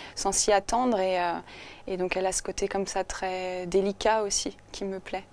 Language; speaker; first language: French; native; French